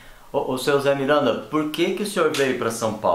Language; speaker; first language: Portuguese; native; Portuguese